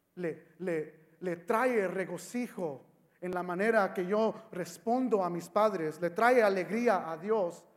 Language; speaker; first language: Spanish; early bilingual, heritage; Spanish